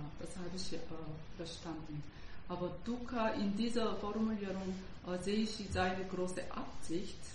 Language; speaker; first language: German; non-native, learner; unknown